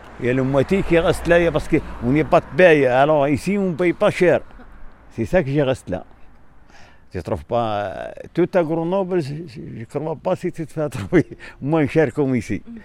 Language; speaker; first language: French; non-native, local second language; Arabic